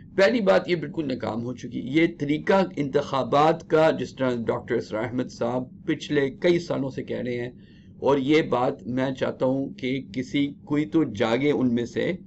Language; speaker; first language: Urdu; early bilingual, heritage; Urdu